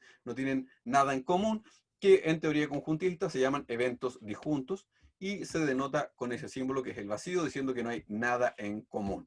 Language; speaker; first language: Spanish; native; Spanish